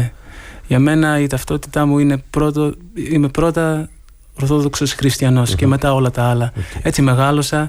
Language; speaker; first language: Greek; early bilingual, heritage; Greek